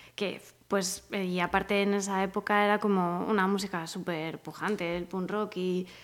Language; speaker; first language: Spanish; native; Spanish